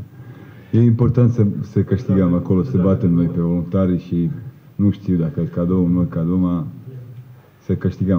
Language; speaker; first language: Romanian; non-native, learner; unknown